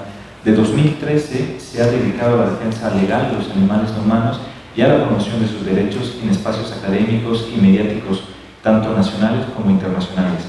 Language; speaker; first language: Spanish; native; Spanish